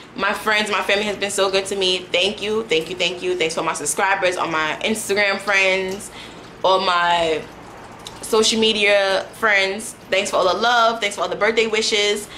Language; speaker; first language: English; native; English